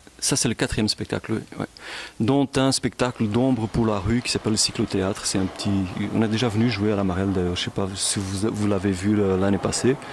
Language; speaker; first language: French; native; French